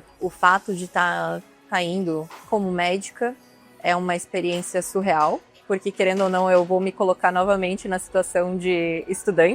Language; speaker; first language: Portuguese; native; Portuguese